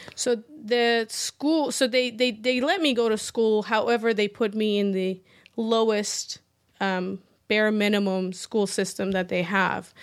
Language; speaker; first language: English; early bilingual, other home language; Persian